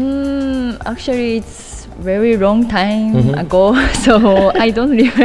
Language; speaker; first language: English; non-native, learner; Japanese